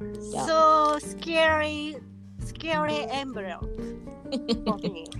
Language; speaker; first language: English; non-native, learner; Japanese